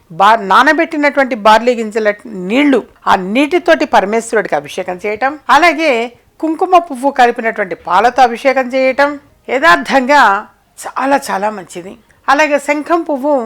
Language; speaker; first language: Telugu; native; Telugu